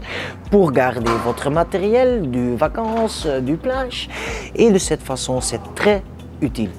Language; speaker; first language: French; non-native, learner; Spanish